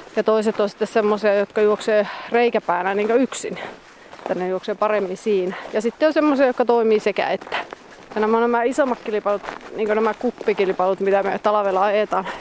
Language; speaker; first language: Finnish; native; Finnish